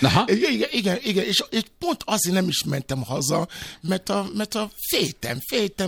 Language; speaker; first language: Hungarian; non-native, fluent; Yoruba